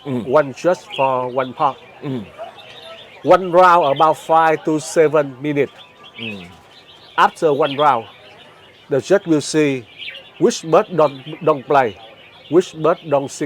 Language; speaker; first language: English; non-native, learner; Vietnamese